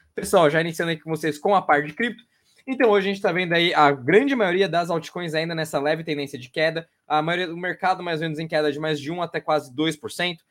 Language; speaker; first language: Portuguese; native; Portuguese